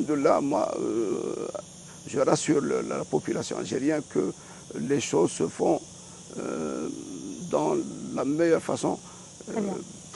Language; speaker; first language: French; non-native, local second language; Arabic